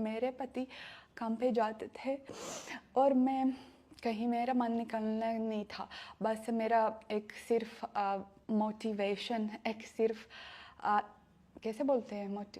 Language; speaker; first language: Hindi; non-native, fluent; Russian